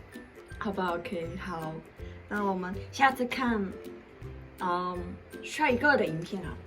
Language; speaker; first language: Chinese; non-native, fluent; Mongolian